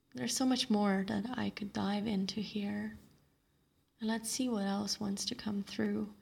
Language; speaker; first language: English; non-native, fluent; Slovenian